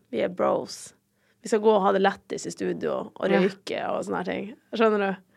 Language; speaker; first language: Norwegian; native; Norwegian